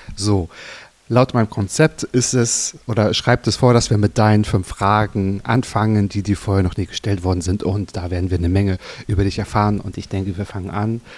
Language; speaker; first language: German; native; German